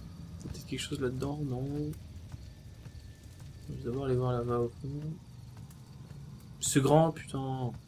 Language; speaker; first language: French; native; French